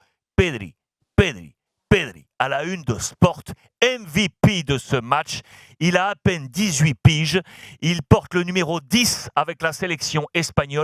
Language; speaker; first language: French; native; French